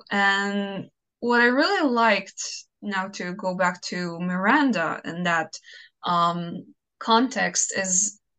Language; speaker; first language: English; non-native, fluent; Croatian